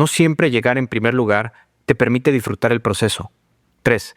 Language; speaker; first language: Spanish; native; Spanish